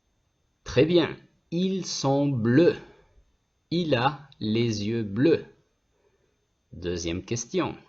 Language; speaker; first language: French; non-native, fluent; Spanish